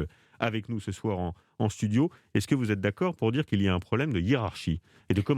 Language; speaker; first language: French; native; French